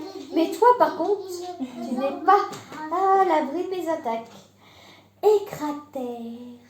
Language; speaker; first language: French; native; French